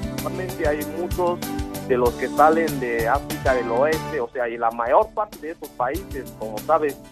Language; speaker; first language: Spanish; non-native, local second language; Fang